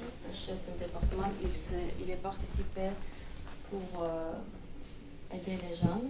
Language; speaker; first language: French; non-native, fluent; Armenian